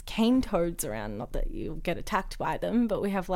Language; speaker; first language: English; native; English